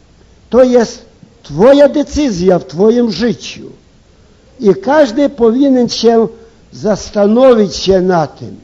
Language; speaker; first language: Polish; early bilingual, heritage; Ukrainian